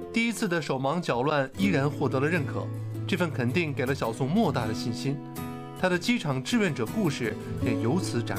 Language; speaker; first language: Chinese; native; Chinese